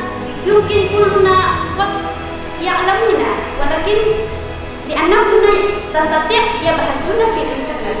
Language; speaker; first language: Arabic; non-native, learner; Indonesian